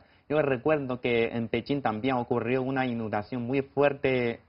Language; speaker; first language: Spanish; non-native, fluent; Chinese